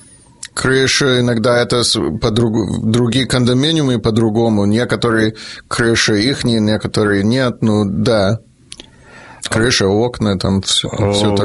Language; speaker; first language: Russian; early bilingual, heritage; Russian